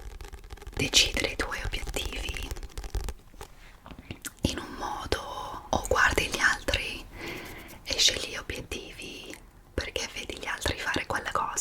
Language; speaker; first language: Italian; non-native, fluent; English